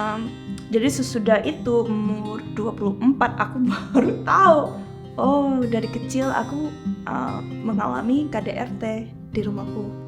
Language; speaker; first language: Indonesian; early bilingual, heritage; English